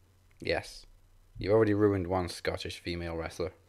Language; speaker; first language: English; native; English